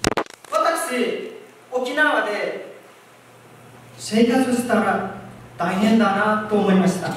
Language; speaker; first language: Japanese; non-native, learner; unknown